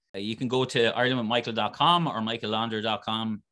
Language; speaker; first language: English; native; English